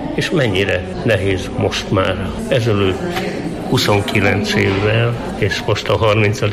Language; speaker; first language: Hungarian; native; Hungarian